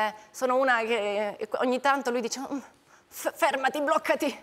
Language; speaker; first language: Italian; non-native, fluent; Spanish